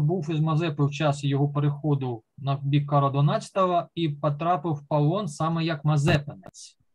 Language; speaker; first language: Ukrainian; native; Ukrainian